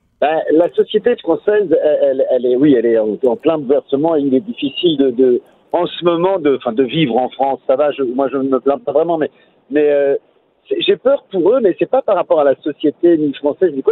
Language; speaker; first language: French; native; French